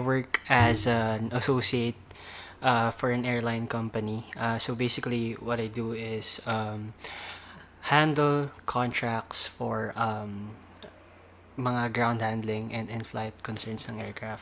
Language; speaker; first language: English; non-native, local second language; Cebuano